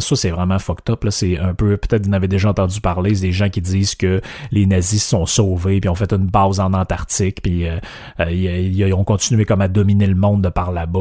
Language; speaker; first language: French; native; French